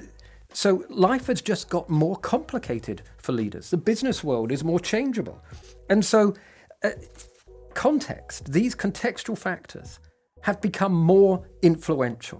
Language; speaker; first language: English; native; English